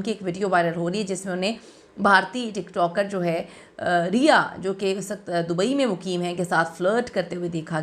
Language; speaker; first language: Urdu; native; Urdu